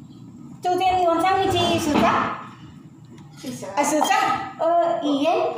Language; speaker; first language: Chinese; non-native, learner; Filipino